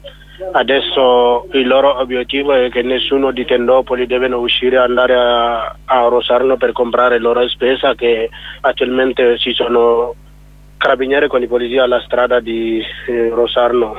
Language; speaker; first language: Italian; non-native, learner; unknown